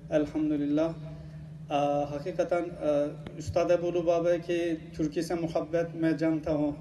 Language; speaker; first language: Urdu; non-native, learner; Turkish